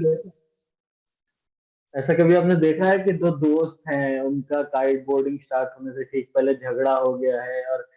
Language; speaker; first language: Hindi; native; Hindi